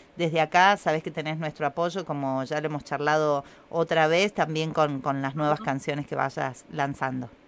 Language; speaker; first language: Spanish; native; Spanish